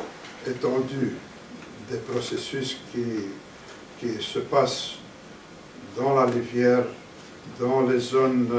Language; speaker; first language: French; non-native, fluent; Romanian